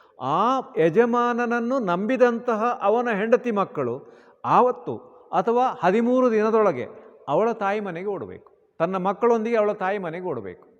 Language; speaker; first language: Kannada; non-native, local second language; Tulu